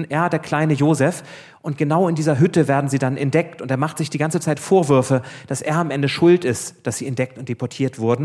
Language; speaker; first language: German; native; German